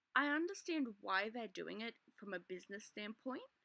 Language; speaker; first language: English; native; English